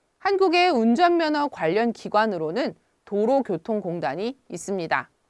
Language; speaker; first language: Korean; native; Korean